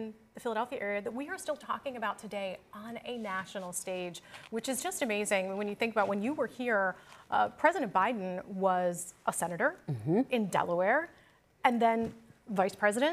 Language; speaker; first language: English; native; English